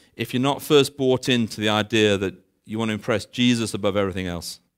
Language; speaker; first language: English; native; English